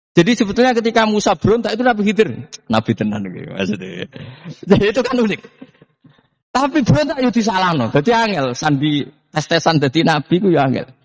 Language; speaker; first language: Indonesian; non-native, local second language; Javanese